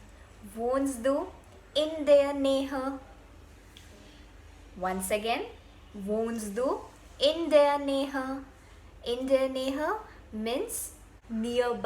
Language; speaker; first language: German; non-native, learner; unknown